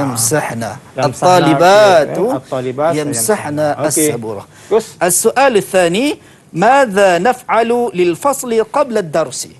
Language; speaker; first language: Arabic; non-native, learner; Malay